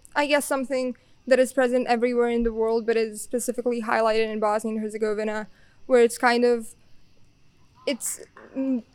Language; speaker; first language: English; non-native, fluent; Bosnian